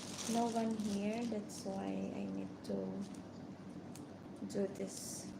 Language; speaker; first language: English; non-native, learner; Bikol